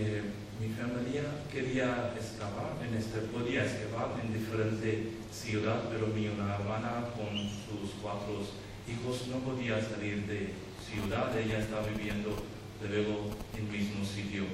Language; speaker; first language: Spanish; non-native, learner; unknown